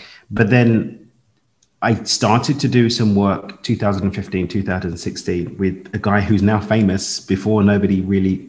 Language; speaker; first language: English; native; English